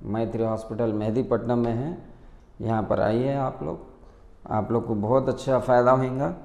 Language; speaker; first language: Hindi; non-native, local second language; Urdu